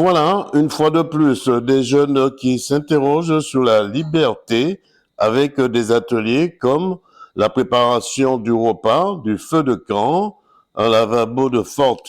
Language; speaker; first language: French; native; French